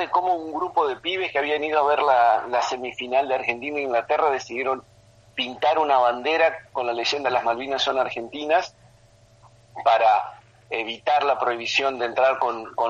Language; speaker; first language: Spanish; native; Spanish